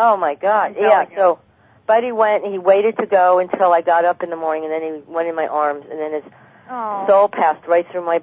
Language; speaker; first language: English; native; English